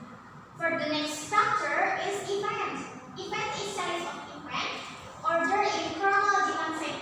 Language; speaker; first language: English; non-native, learner; Indonesian